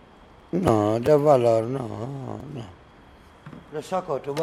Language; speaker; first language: Spanish; non-native, learner; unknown